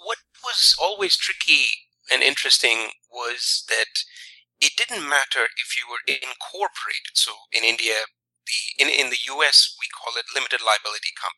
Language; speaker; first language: English; non-native, local second language; Punjabi